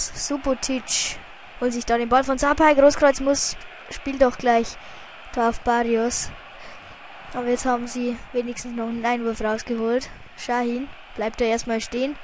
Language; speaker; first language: German; native; German